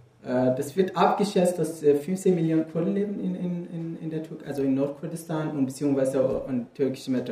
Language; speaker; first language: German; non-native, fluent; Kurdish